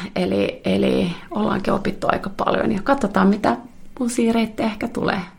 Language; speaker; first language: Finnish; non-native, local second language; Swedish